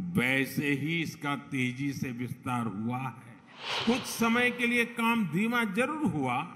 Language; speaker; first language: Hindi; non-native, local second language; Gujarati